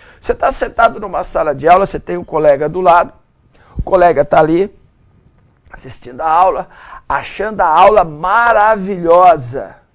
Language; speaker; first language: Portuguese; native; Portuguese